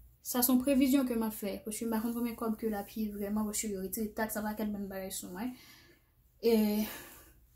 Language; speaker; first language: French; non-native, learner; Haitian Creole